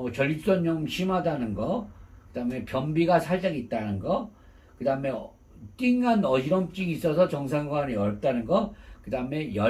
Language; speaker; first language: Korean; native; Korean